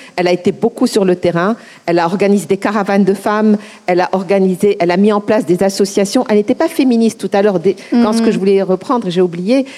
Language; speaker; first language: French; non-native, local second language; Arabic